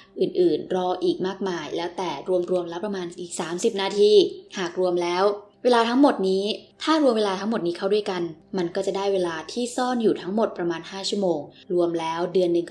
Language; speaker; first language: Thai; native; Thai